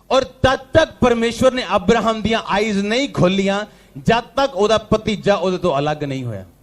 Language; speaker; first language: Hindi; non-native, local second language; Punjabi